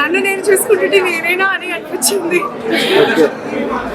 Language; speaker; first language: Telugu; early bilingual, heritage; Telugu